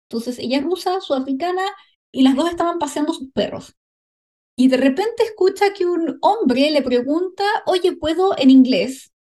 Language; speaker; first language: Spanish; native; Spanish